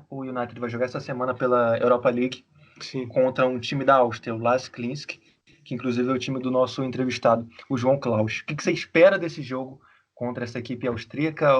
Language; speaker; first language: Portuguese; native; Portuguese